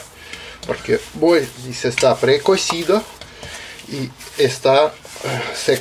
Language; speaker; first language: Spanish; non-native, learner; Russian